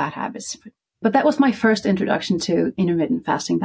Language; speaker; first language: English; non-native, fluent; Icelandic